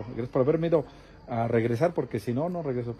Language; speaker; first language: Spanish; native; Spanish